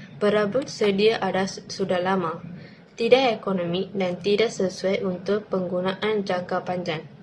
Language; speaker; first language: Malay; non-native, local second language; Tamil